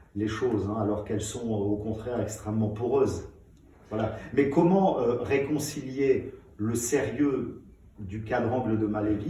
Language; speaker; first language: French; native; French